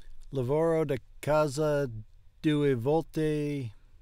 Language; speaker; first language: Italian; non-native, learner; English